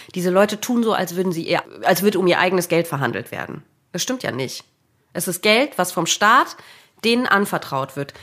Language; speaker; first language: German; native; German